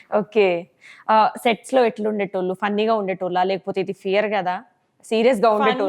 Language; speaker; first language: Telugu; native; Telugu